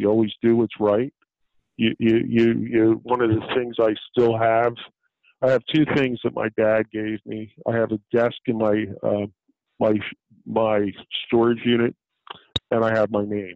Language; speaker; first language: English; native; English